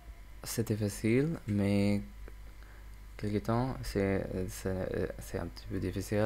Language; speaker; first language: French; non-native, learner; English